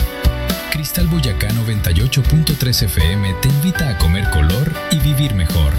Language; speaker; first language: Spanish; native; Spanish